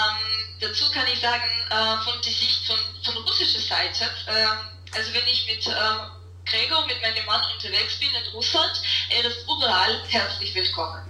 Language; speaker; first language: German; non-native, fluent; Russian